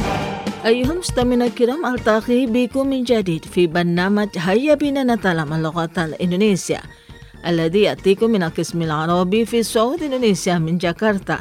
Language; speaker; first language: Arabic; non-native, fluent; Indonesian